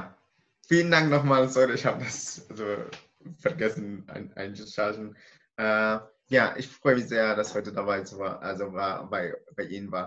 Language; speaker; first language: German; non-native, learner; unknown